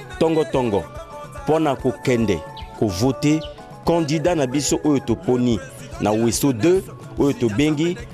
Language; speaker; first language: Lingala; native; Lingala